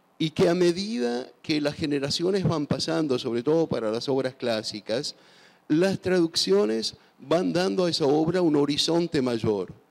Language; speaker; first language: Spanish; non-native, local second language; English